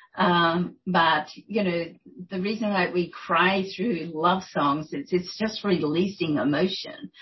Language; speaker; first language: English; native; English